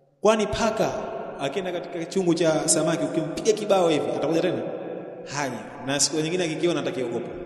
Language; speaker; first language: Swahili; native; Swahili